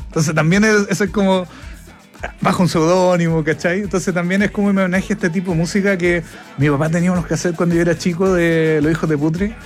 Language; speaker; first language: Spanish; native; Spanish